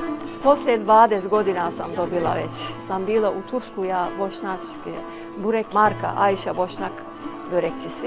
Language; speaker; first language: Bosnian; early bilingual, heritage; Bosnian